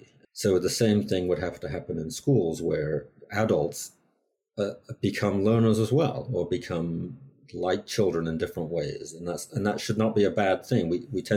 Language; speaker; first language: English; native; English